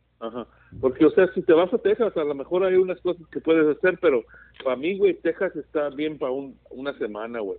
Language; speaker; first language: Spanish; early bilingual, heritage; Spanish